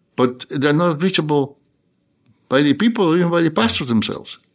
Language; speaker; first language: English; non-native, fluent; Spanish